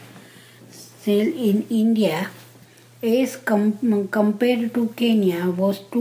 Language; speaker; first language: English; non-native, local second language; Gujarati